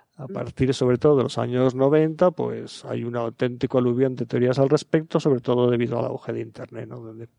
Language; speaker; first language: Spanish; native; Spanish